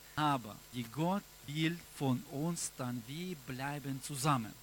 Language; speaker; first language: German; non-native, learner; Russian